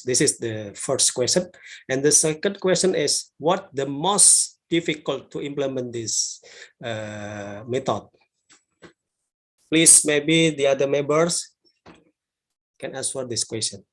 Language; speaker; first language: English; non-native, learner; Indonesian